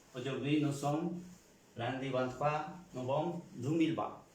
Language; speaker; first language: French; non-native, fluent; Spanish